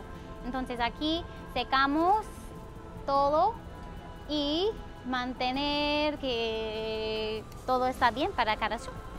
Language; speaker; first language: Spanish; non-native, fluent; English